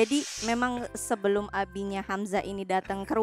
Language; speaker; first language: Indonesian; native; Indonesian